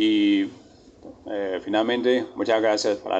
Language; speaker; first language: Spanish; non-native, learner; Chinese